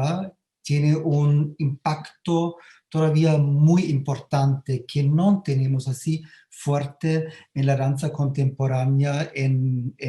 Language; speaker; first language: Spanish; non-native, fluent; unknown